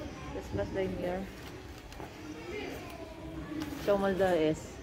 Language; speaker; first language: German; non-native, learner; Filipino